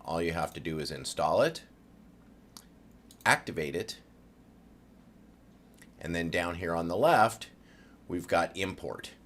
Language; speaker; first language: English; native; English